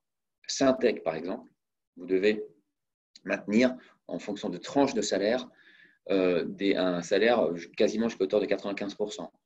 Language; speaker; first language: French; native; French